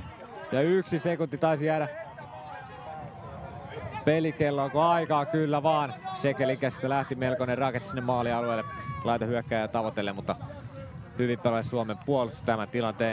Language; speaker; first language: Finnish; native; Finnish